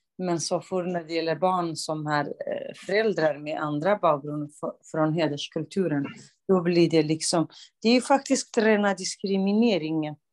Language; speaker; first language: Swedish; non-native, fluent; Kurdish